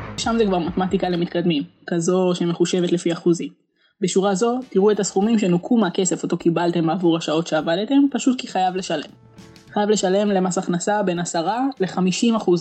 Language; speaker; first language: Hebrew; native; Hebrew